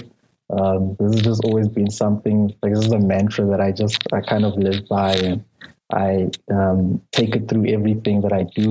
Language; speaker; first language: English; non-native, local second language; Zulu